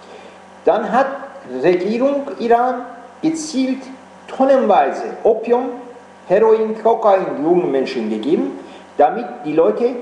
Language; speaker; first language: German; non-native, fluent; Persian